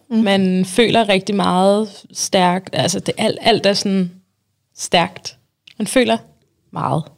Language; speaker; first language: Danish; early bilingual, other home language; Arabic